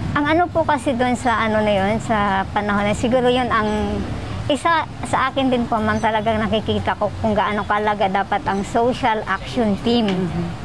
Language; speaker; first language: Filipino; non-native, local second language; Aklanon